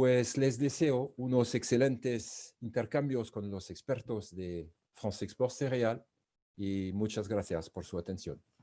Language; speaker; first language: Spanish; non-native, fluent; French